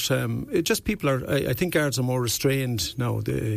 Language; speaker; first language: English; native; English